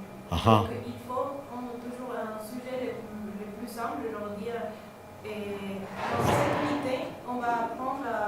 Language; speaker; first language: French; non-native, fluent; Spanish